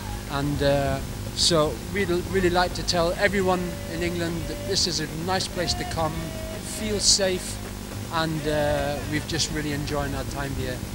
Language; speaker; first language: English; native; English